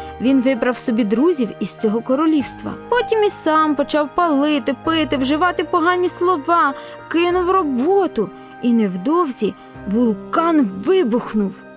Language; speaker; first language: Ukrainian; native; Ukrainian